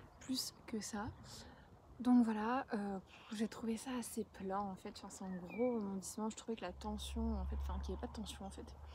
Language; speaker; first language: French; native; French